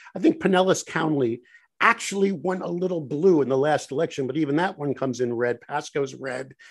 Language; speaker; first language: English; native; English